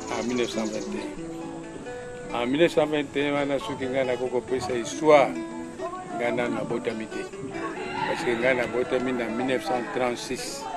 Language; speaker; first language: Lingala; non-native, local second language; Kongo